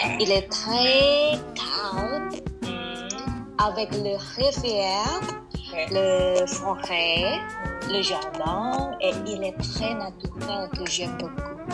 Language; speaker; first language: French; non-native, learner; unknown